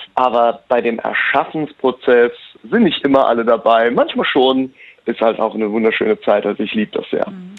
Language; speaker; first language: German; native; German